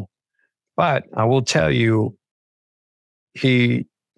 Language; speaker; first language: English; native; English